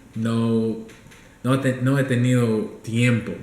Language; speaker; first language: Spanish; non-native, fluent; English